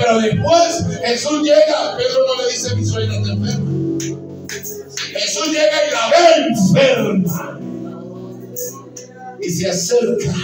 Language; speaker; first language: Spanish; native; Spanish